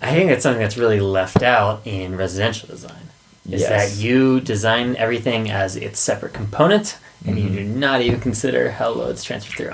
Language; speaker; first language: English; native; English